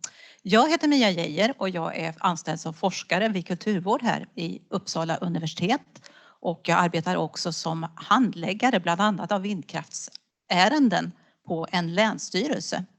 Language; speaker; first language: Swedish; native; Swedish